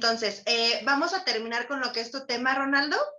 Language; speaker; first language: Spanish; native; Spanish